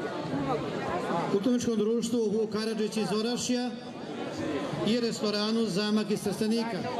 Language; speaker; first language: Bosnian; native; Bosnian